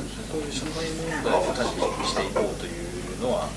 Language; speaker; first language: Japanese; native; Japanese